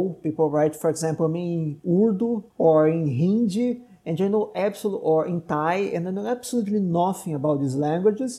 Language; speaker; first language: English; non-native, fluent; Portuguese